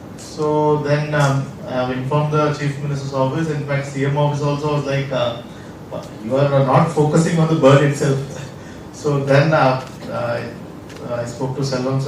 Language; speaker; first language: English; non-native, local second language; Telugu